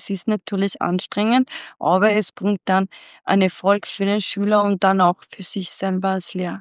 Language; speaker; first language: German; non-native, fluent; Swedish